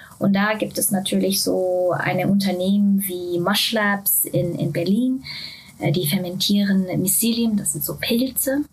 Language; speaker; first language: German; non-native, fluent; Japanese